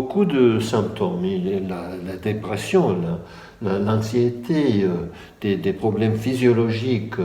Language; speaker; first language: French; non-native, fluent; English